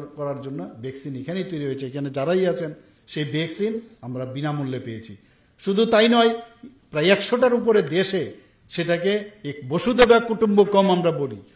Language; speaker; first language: Bangla; native; Bangla